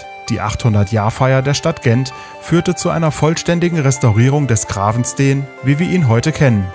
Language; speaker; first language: German; native; German